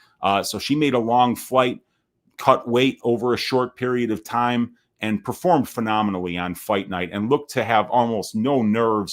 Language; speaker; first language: English; native; English